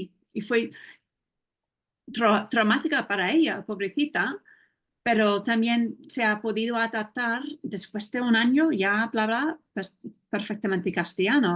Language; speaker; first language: Spanish; non-native, fluent; English